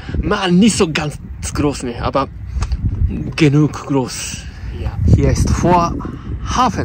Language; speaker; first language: German; non-native, learner; Japanese